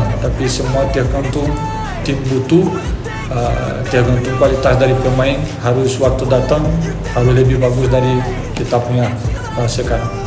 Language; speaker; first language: Indonesian; non-native, fluent; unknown